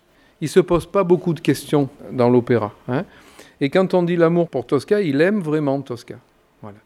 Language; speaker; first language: French; native; French